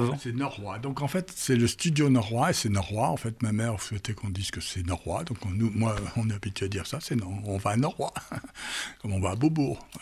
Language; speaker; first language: French; native; French